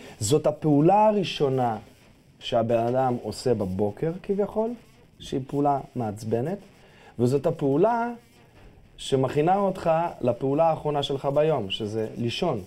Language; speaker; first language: Hebrew; early bilingual, other home language; Russian